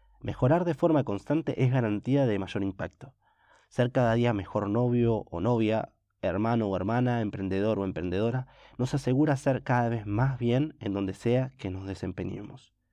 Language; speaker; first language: Spanish; native; Spanish